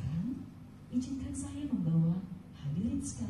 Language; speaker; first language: Indonesian; native; Indonesian